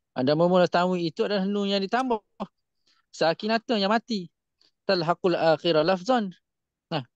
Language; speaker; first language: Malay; native; Malay